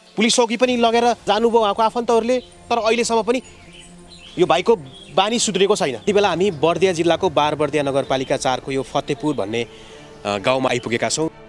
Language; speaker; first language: Nepali; native; Nepali